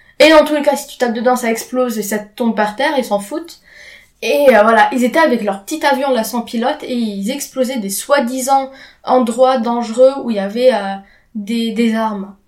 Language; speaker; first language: French; non-native, fluent; Arabic